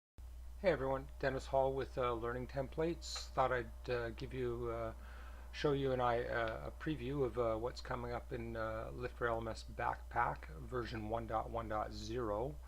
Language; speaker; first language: English; native; English